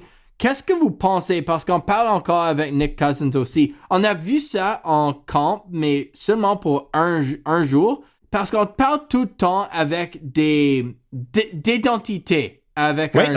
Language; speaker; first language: French; non-native, learner; English